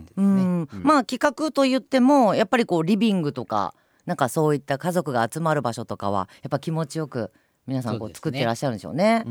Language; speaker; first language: Japanese; native; Japanese